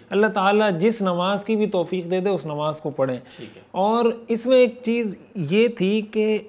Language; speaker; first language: Urdu; native; Urdu